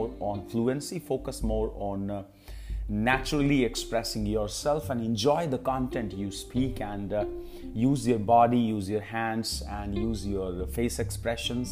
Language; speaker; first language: English; non-native, local second language; Hindi